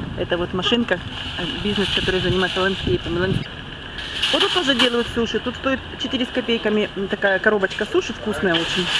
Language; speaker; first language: Russian; native; Russian